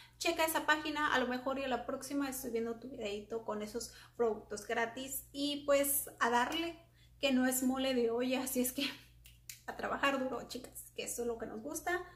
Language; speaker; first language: Spanish; native; Spanish